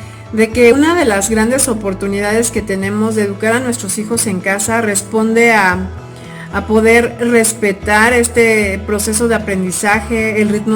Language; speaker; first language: Spanish; native; Spanish